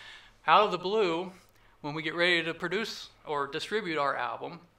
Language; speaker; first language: English; native; English